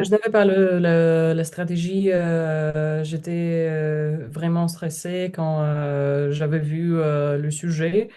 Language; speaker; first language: French; non-native, learner; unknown